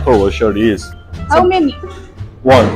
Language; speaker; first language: English; non-native, learner; Korean